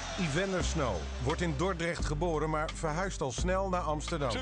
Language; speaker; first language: Dutch; native; Dutch